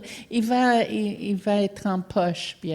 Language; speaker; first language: French; non-native, fluent; English